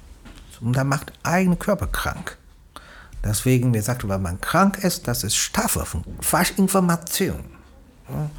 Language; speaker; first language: German; non-native, learner; Chinese